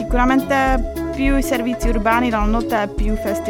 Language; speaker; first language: Italian; non-native, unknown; Czech